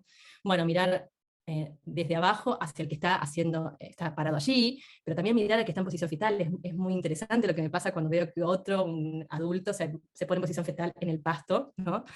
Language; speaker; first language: Spanish; native; Spanish